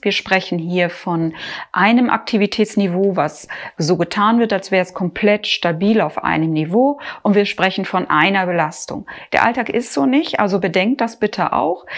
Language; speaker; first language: German; native; German